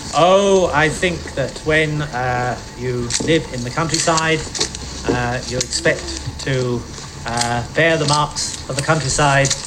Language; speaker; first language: English; native; English